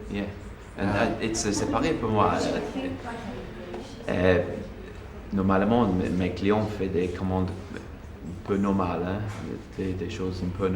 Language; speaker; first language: French; non-native, learner; English